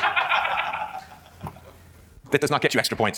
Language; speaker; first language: English; native; English